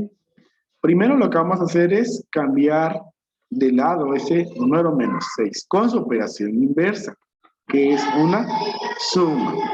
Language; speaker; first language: Spanish; native; Spanish